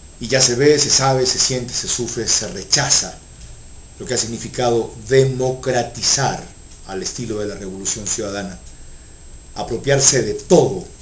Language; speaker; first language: Spanish; native; Spanish